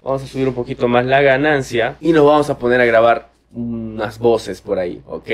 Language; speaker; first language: Spanish; native; Spanish